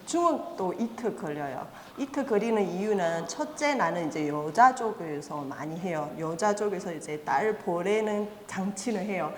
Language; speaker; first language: Korean; non-native, fluent; Chinese